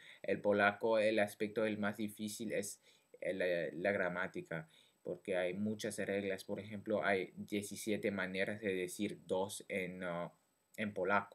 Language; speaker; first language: Spanish; non-native, fluent; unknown